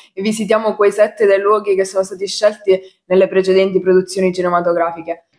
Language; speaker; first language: Italian; native; Italian